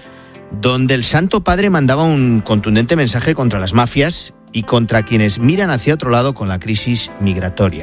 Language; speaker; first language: Spanish; native; Spanish